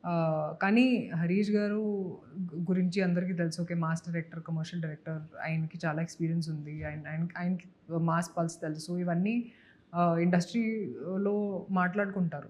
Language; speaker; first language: Telugu; non-native, fluent; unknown